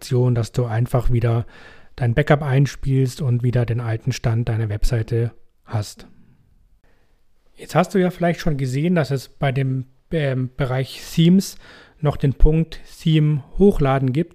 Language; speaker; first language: German; native; German